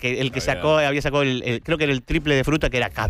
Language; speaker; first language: Spanish; native; Spanish